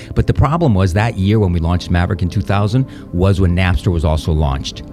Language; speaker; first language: English; non-native, fluent; Spanish